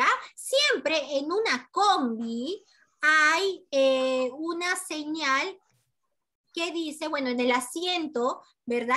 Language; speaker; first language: Spanish; native; Spanish